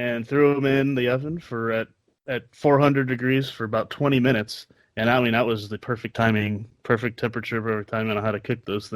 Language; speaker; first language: English; native; English